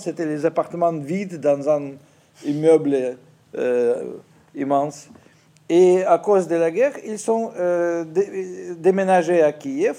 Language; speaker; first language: French; non-native, fluent; Russian